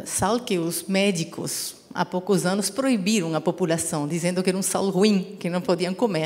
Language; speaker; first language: Portuguese; non-native, fluent; Spanish